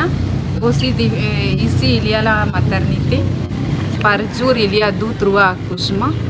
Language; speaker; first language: French; non-native, learner; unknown